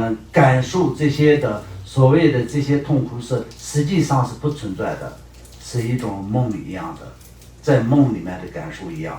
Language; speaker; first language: Chinese; non-native, local second language; Tibetan